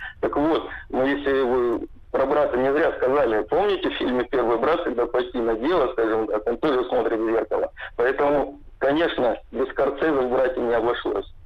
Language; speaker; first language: Russian; native; Russian